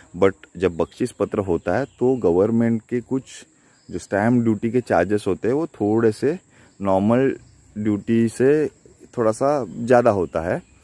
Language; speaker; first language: Hindi; non-native, local second language; Marathi